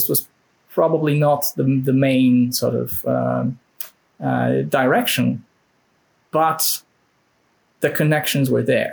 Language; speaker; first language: English; non-native, fluent; Polish